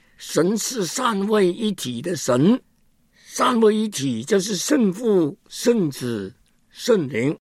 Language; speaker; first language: Chinese; non-native, local second language; Cantonese